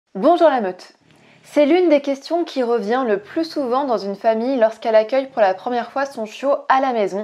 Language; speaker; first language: French; native; French